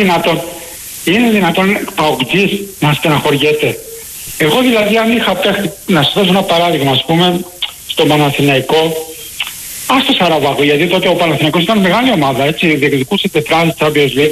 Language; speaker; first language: Greek; native; Greek